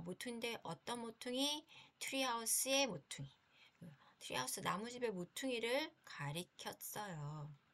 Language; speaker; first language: Korean; native; Korean